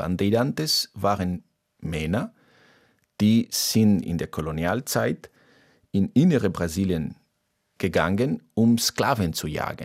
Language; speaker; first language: German; non-native, fluent; Portuguese